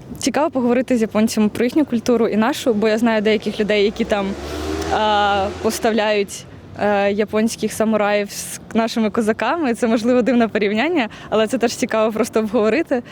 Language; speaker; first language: Ukrainian; native; Ukrainian